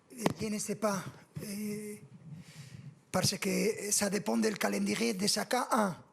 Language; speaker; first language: French; non-native, fluent; Spanish